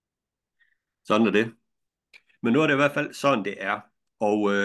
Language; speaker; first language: Danish; native; Danish